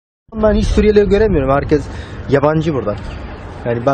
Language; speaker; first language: Turkish; non-native, learner; Arabic